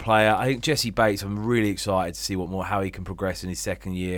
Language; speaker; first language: English; native; English